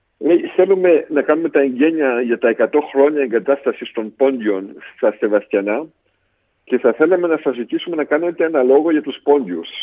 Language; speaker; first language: Greek; early bilingual, heritage; Greek